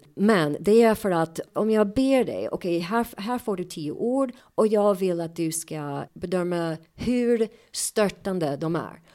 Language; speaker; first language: Swedish; non-native, fluent; English